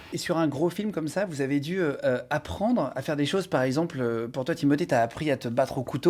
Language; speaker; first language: French; native; French